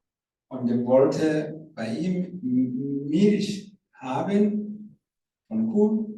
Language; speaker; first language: German; non-native, learner; Rundi